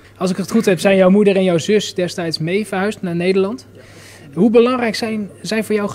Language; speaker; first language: Dutch; native; Dutch